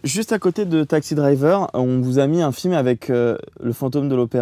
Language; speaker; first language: French; native; French